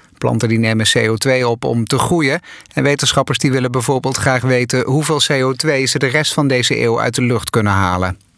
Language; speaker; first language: Dutch; native; Dutch